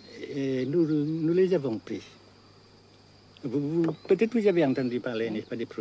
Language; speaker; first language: French; non-native, local second language; Vietnamese